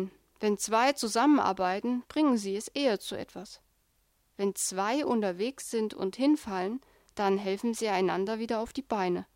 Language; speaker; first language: German; native; German